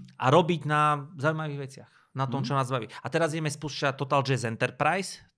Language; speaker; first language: Slovak; native; Slovak